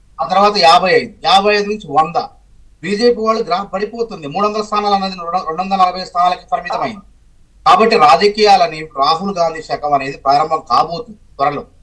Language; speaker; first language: Telugu; native; Telugu